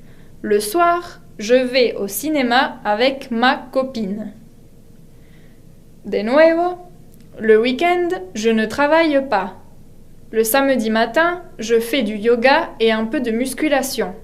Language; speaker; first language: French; non-native, fluent; Spanish